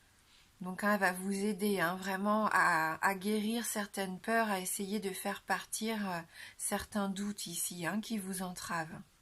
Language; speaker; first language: French; native; French